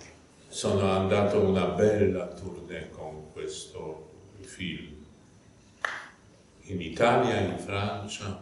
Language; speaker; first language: Italian; non-native, fluent; Polish